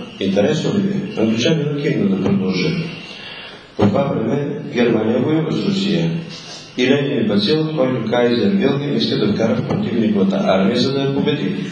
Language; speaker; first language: Bulgarian; native; Bulgarian